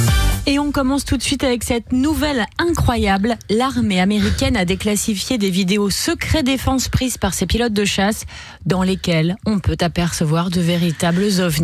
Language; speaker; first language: French; native; French